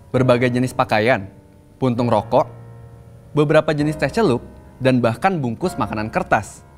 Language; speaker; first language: Indonesian; native; Indonesian